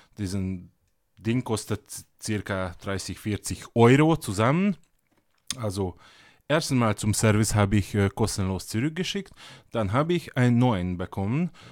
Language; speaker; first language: German; non-native, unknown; Hungarian